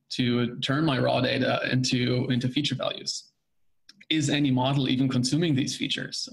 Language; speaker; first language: English; non-native, fluent; German